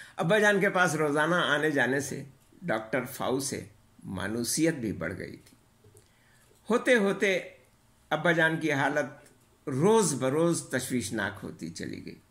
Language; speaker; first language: Urdu; native; Urdu